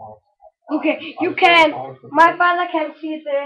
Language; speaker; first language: English; non-native, learner; Danish